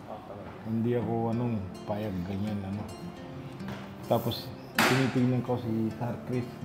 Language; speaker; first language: Filipino; non-native, fluent; Punjabi